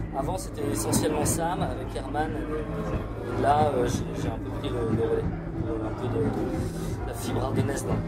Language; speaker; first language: French; native; French